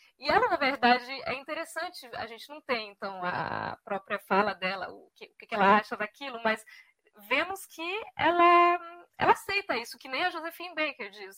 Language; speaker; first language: Portuguese; early bilingual, heritage; Portuguese